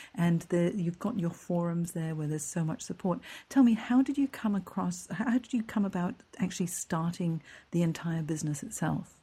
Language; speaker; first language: English; native; English